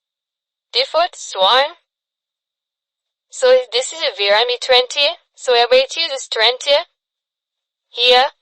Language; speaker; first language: English; non-native, fluent; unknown